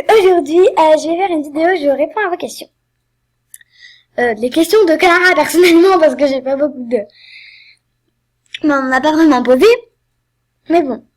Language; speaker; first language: French; native; French